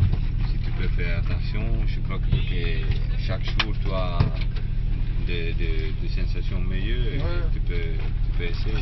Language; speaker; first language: French; non-native, learner; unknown